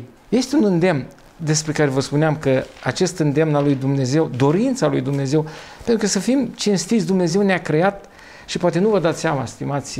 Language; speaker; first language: Romanian; native; Romanian